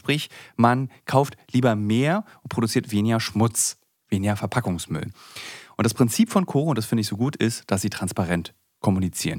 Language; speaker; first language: German; native; German